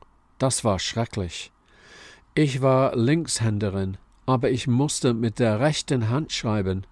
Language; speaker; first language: German; non-native, fluent; English